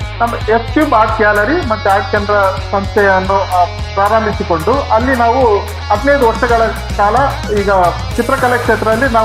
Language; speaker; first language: Kannada; native; Kannada